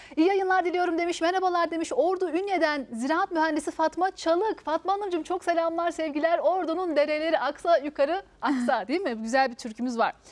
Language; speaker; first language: Turkish; native; Turkish